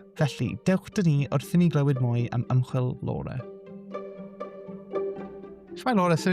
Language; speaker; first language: Welsh; native; Welsh